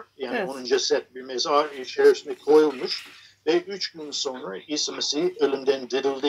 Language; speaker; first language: Turkish; non-native, fluent; English